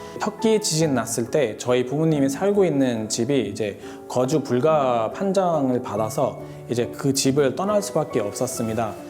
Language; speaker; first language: Korean; non-native, fluent; Arabic